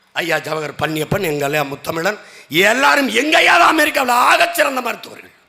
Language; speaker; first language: Tamil; native; Tamil